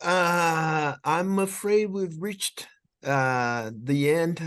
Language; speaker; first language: English; non-native, fluent; Portuguese